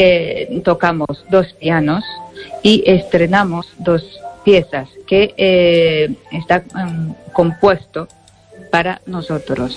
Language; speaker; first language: Spanish; non-native, fluent; Japanese